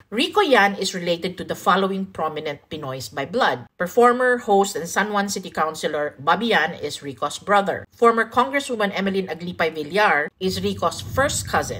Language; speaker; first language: English; non-native, local second language; Filipino